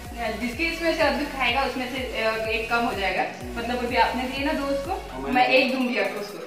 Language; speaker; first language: Hindi; non-native, local second language; Marathi